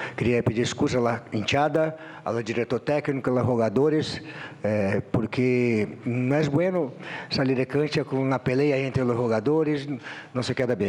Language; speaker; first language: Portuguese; non-native, learner; Spanish